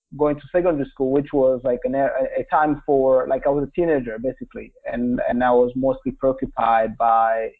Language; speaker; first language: English; non-native, local second language; Kinyarwanda